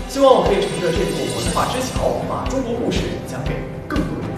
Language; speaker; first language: Chinese; non-native, fluent; Portuguese